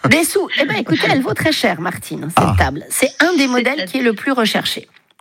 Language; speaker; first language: French; native; French